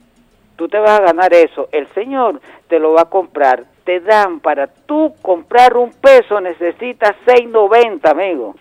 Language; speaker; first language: Spanish; native; Spanish